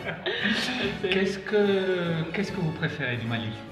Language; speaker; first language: French; native; French